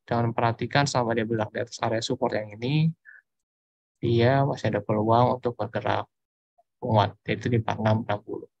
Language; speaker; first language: Indonesian; native; Indonesian